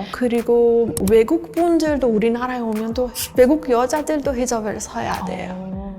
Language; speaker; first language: Korean; non-native, fluent; Persian